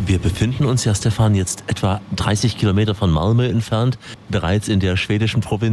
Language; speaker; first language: German; native; German